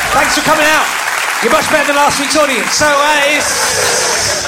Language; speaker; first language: English; native; English